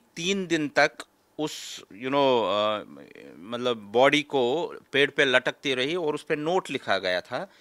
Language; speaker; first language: Hindi; non-native, local second language; Kashmiri